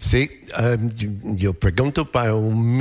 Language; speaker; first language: Spanish; non-native, learner; English